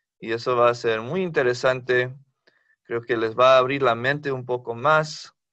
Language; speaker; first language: Spanish; non-native, fluent; English